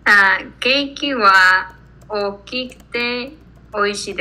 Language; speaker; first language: Japanese; non-native, learner; Spanish